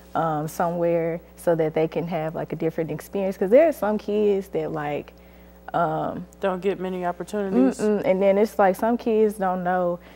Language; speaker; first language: English; native; English